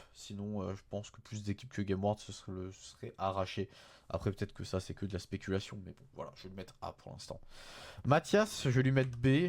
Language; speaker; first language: French; native; French